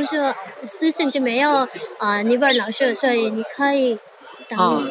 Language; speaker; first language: Chinese; non-native, learner; Nepali